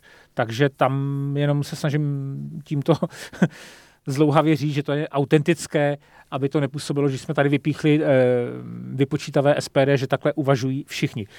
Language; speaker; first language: Czech; native; Czech